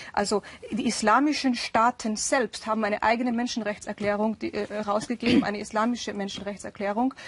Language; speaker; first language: German; early bilingual, other home language; Urdu